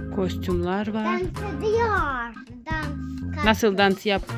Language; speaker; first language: Turkish; non-native, learner; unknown